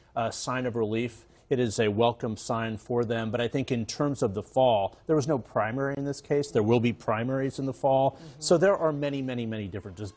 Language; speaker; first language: English; native; English